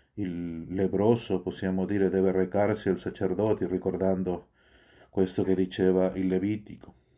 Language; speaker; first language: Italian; non-native, fluent; Spanish